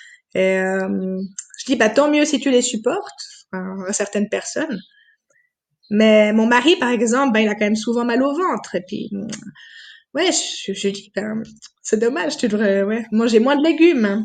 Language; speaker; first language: French; native; French